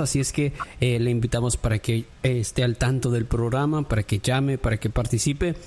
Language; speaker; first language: Spanish; native; Spanish